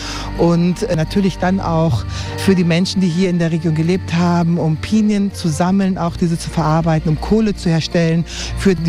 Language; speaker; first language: German; native; German